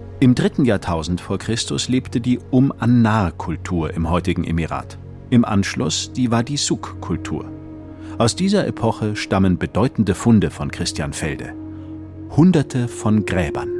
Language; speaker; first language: German; native; German